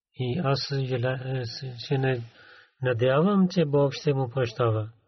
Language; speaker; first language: Bulgarian; non-native, learner; Urdu